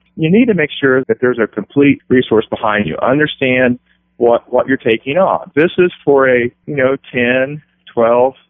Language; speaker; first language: English; native; English